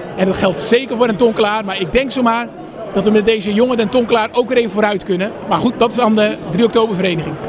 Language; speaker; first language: Dutch; native; Dutch